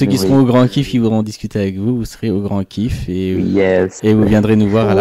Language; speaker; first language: French; native; French